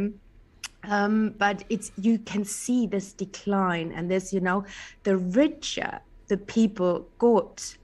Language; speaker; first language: English; non-native, fluent; German